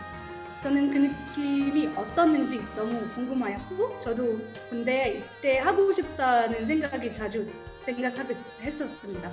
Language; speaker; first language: Korean; non-native, fluent; Arabic